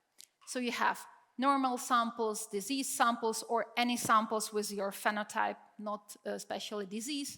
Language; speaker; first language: English; non-native, fluent; Czech